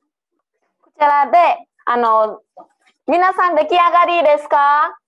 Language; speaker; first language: Japanese; non-native, learner; Vietnamese